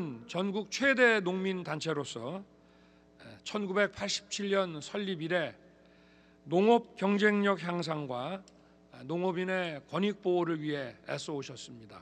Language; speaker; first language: Korean; native; Korean